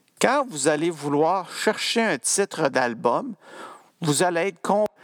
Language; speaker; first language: French; native; French